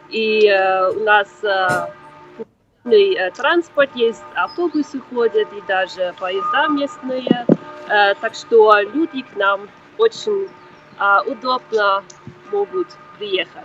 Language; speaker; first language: Russian; non-native, fluent; German